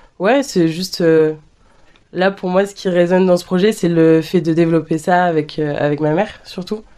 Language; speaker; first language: French; native; French